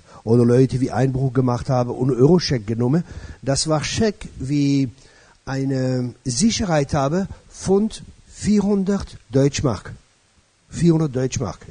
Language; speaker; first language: German; non-native, fluent; French